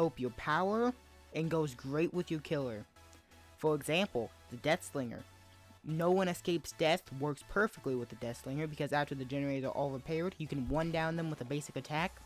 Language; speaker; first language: English; native; English